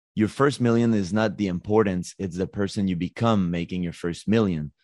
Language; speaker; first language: English; native; English